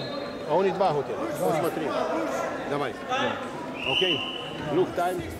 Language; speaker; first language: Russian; non-native, learner; Serbian